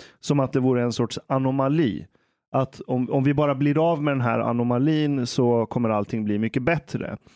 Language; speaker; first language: Swedish; early bilingual, other home language; Persian